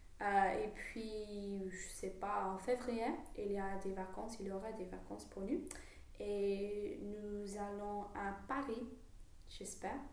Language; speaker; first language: French; non-native, learner; English